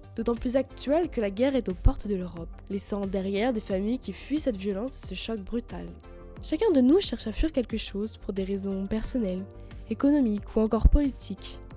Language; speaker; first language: French; native; French